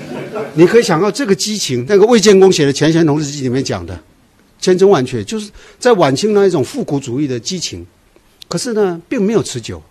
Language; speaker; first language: Chinese; native; Chinese